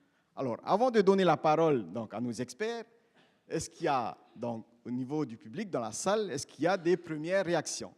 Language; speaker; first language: French; native; French